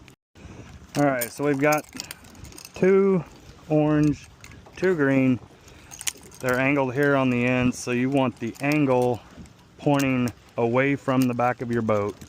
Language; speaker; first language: English; native; English